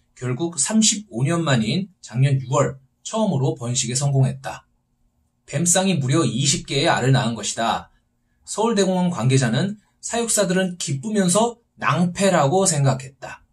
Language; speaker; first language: Korean; native; Korean